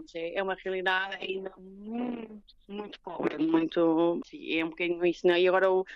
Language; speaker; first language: Portuguese; native; Portuguese